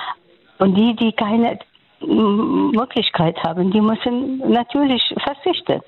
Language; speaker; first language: German; non-native, local second language; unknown